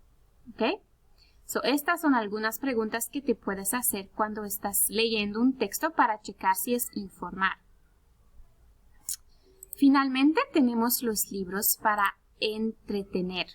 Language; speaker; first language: Spanish; early bilingual, heritage; Spanish